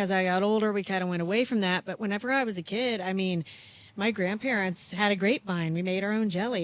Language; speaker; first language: English; native; English